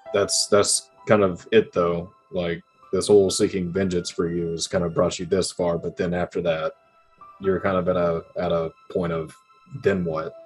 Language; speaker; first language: English; native; English